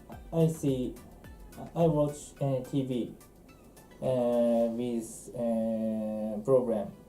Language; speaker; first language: English; non-native, learner; Japanese